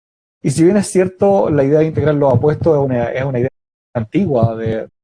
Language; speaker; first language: Spanish; native; Spanish